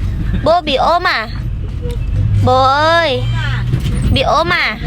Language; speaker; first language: Vietnamese; non-native, learner; Indonesian